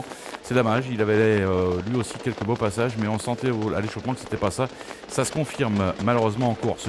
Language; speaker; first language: French; native; French